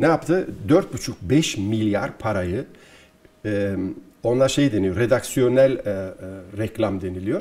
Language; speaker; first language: Turkish; native; Turkish